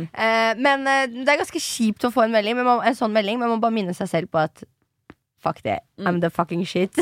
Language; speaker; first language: Norwegian; early bilingual, other home language; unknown